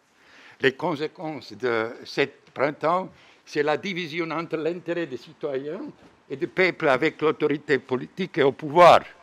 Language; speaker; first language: French; non-native, fluent; Bosnian